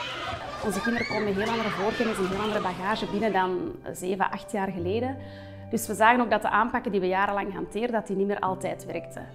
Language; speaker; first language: Dutch; native; Dutch